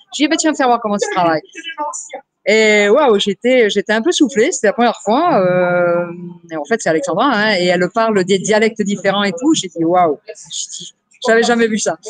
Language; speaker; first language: French; native; French